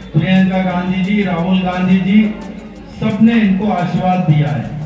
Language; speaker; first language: Hindi; non-native, local second language; Kannada